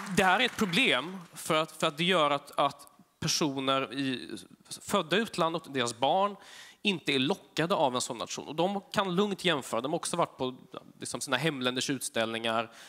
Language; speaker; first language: Swedish; early bilingual, other home language; Polish